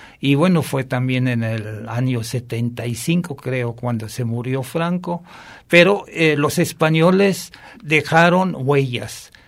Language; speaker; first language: Spanish; non-native, fluent; German